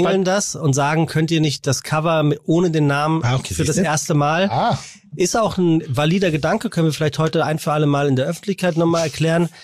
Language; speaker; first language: German; native; German